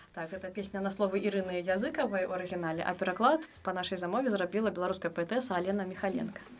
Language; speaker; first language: Belarusian; native; Belarusian